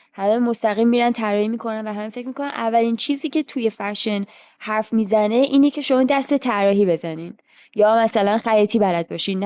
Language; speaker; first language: Persian; native; Persian